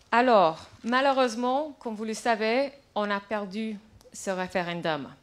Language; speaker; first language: French; non-native, fluent; English